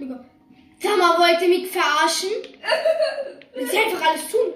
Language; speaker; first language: German; native; German